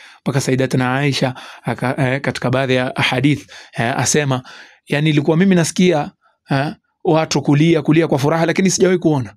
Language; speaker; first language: Swahili; native; Swahili